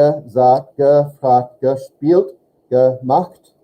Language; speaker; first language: German; non-native, fluent; English